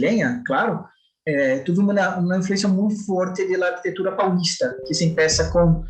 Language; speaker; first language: Spanish; non-native, fluent; Portuguese